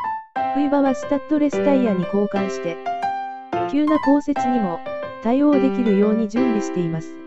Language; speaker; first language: Japanese; native; Japanese